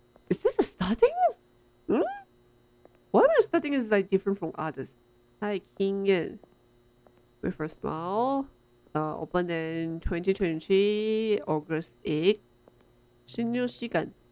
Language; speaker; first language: English; non-native, local second language; Chinese